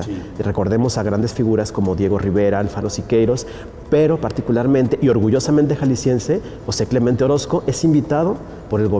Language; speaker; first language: Spanish; native; Spanish